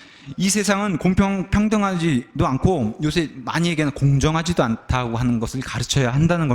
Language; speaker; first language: Korean; native; Korean